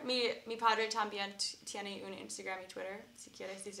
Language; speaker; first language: Spanish; non-native, learner; English